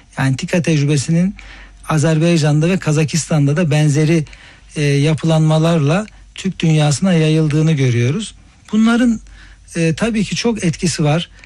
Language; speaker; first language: Turkish; native; Turkish